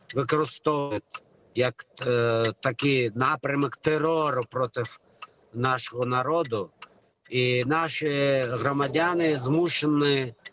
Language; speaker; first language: Ukrainian; non-native, local second language; Crimean Tatar